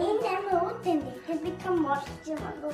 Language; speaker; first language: Mongolian; early bilingual, heritage; Mongolian